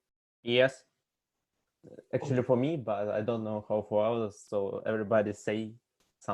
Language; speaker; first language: English; non-native, fluent; Russian